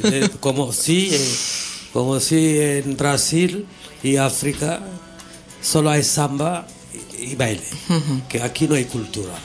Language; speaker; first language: Spanish; non-native, fluent; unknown